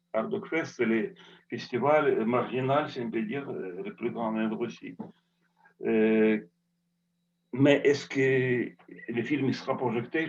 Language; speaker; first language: French; non-native, fluent; Russian